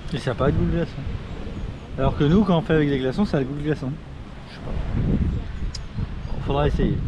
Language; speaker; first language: French; native; French